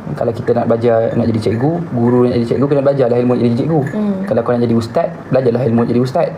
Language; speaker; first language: Malay; native; Malay